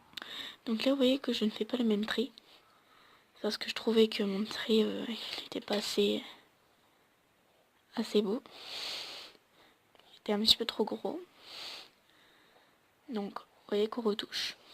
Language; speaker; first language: French; native; French